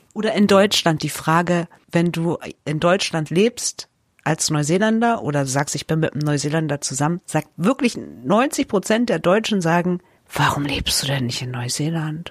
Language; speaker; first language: German; native; German